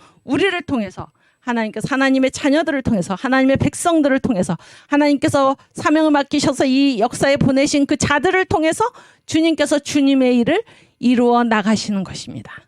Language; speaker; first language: Korean; native; Korean